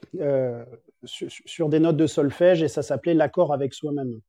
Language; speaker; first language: French; native; French